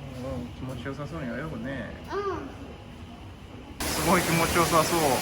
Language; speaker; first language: Japanese; native; Japanese